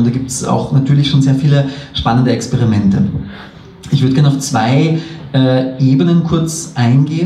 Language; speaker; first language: German; native; German